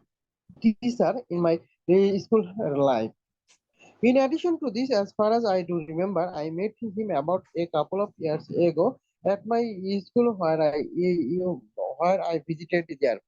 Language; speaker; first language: English; non-native, learner; Bangla